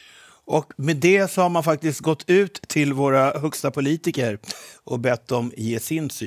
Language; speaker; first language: Swedish; native; Swedish